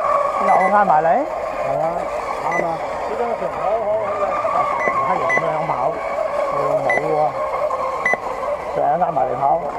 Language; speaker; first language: Cantonese; native; Cantonese